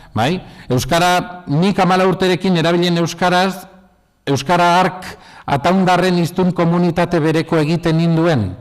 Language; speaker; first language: Basque; non-native, local second language; Spanish